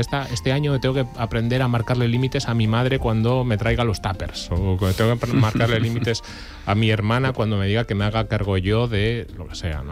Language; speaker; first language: Spanish; native; Spanish